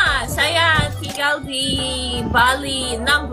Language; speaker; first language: Indonesian; non-native, learner; Russian